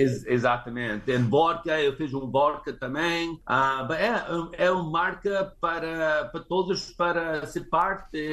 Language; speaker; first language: Portuguese; early bilingual, heritage; English